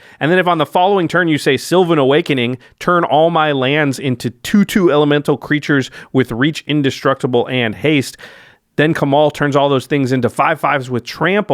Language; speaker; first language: English; native; English